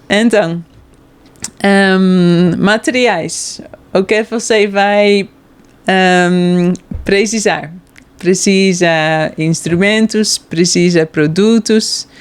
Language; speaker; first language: Portuguese; non-native, fluent; Dutch